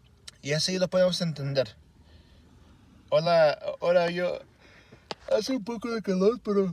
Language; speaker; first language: Spanish; early bilingual, heritage; Spanish